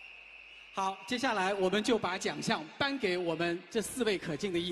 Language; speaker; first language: Chinese; native; Chinese